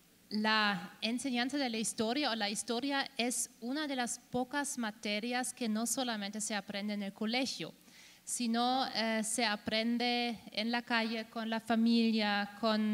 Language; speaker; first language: Spanish; non-native, fluent; German